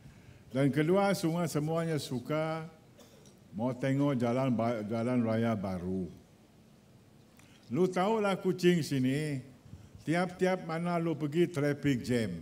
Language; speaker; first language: Malay; native; Malay